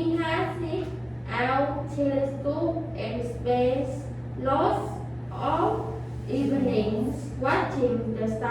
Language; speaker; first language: English; non-native, learner; Vietnamese